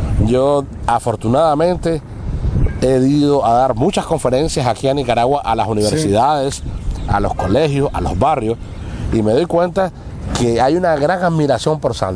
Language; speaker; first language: Spanish; native; Spanish